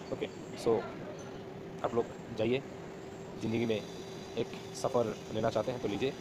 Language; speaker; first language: Hindi; non-native, local second language; Bangla